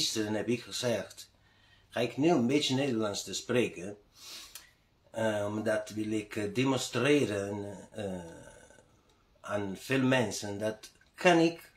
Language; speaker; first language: Dutch; non-native, learner; Italian